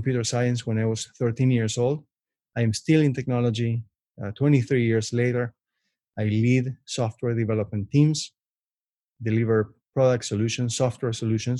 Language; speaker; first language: English; non-native, fluent; Spanish